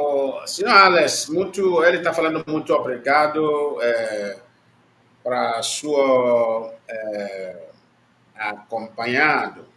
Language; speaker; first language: Portuguese; non-native, learner; Igbo